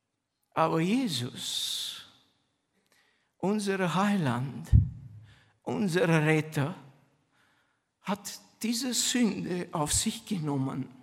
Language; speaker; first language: German; non-native, fluent; Romanian